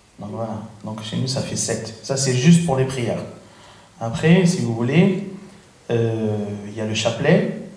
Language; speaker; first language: French; non-native, fluent; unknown